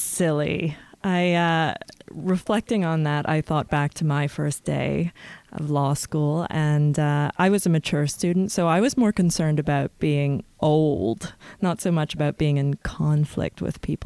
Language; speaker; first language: English; native; English